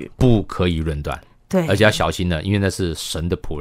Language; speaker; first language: Chinese; native; Chinese